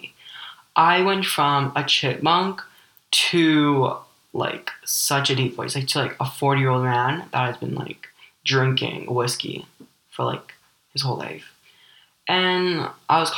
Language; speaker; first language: English; early bilingual, other home language; Ukrainian